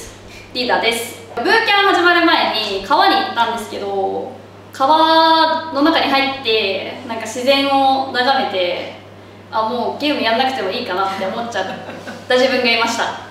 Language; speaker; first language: Japanese; native; Japanese